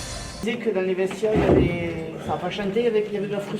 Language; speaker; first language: French; native; French